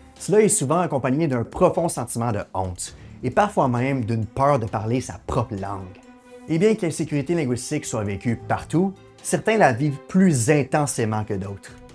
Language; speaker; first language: French; native; French